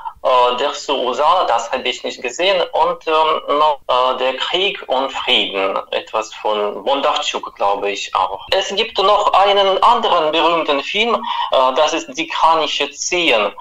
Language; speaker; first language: German; non-native, fluent; Russian